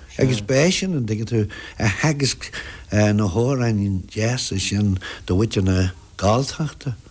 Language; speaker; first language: Irish; non-native, local second language; English